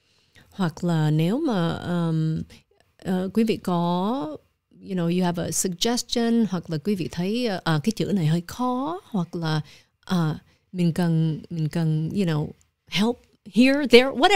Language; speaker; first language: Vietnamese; early bilingual, heritage; Vietnamese